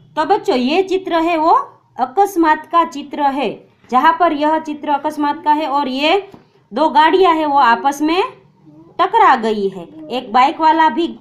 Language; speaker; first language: Hindi; non-native, local second language; Gujarati